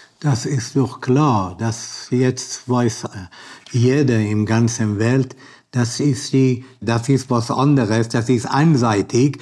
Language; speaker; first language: German; non-native, learner; Persian